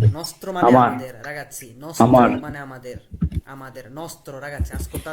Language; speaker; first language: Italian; non-native, fluent; Bangla